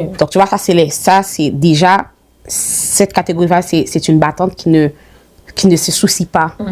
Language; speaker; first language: French; early bilingual, other home language; Haitian Creole